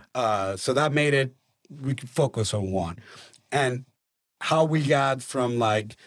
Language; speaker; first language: English; non-native, fluent; Spanish